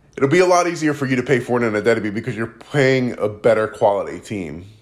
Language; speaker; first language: English; native; English